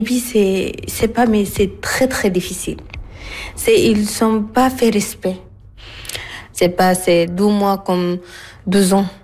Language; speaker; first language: French; non-native, learner; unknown